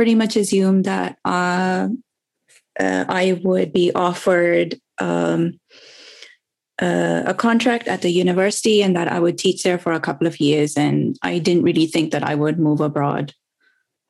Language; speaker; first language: English; non-native, local second language; Urdu